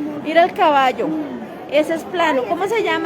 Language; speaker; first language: Spanish; native; Spanish